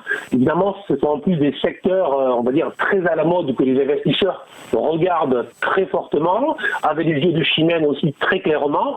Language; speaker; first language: French; native; French